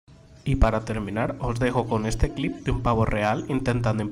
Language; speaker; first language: Spanish; native; Spanish